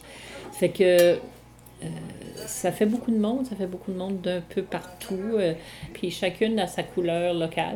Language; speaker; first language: French; native; French